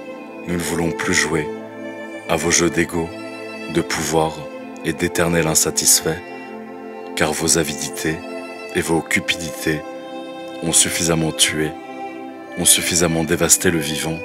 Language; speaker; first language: French; native; French